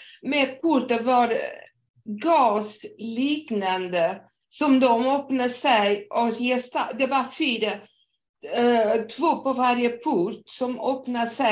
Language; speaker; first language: Swedish; non-native, fluent; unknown